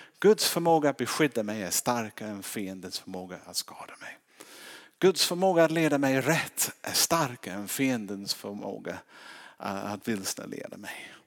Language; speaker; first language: Swedish; non-native, fluent; English